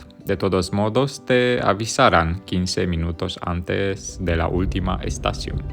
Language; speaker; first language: Spanish; non-native, fluent; Romanian